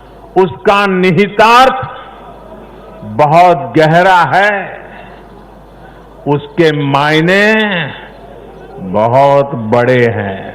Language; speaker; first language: Hindi; non-native, local second language; Gujarati